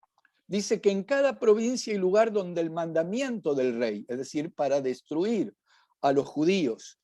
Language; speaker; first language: Spanish; native; Spanish